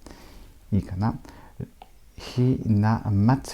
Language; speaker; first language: Japanese; non-native, fluent; French